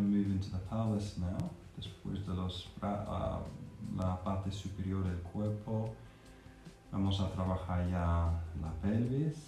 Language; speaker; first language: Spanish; non-native, fluent; English